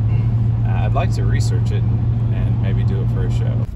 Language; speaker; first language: English; native; English